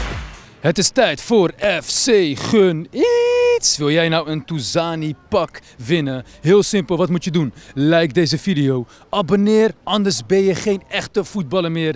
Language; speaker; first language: Dutch; native; Dutch